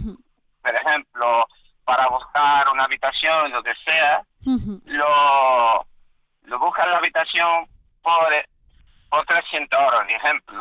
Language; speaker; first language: Spanish; non-native, fluent; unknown